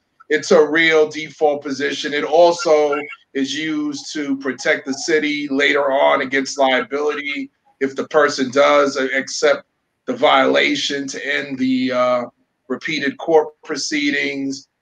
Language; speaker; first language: English; early bilingual, other home language; Spanish